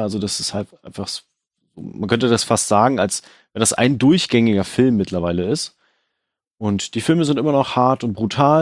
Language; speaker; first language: German; native; German